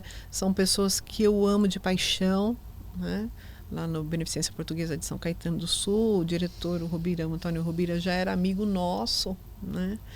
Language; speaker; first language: Portuguese; native; Portuguese